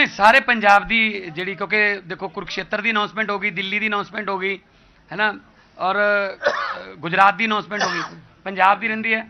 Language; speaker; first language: Hindi; non-native, local second language; Punjabi